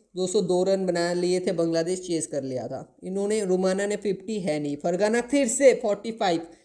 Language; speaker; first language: Hindi; non-native, local second language; Bangla